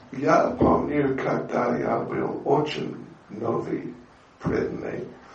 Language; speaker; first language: Russian; non-native, learner; English